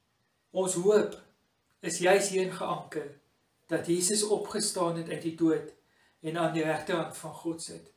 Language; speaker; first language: Afrikaans; native; Afrikaans